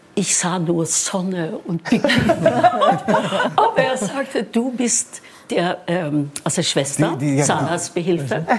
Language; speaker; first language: German; non-native, fluent; Norwegian